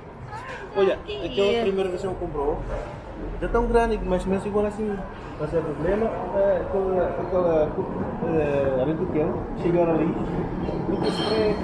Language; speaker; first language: Portuguese; non-native, learner; Filipino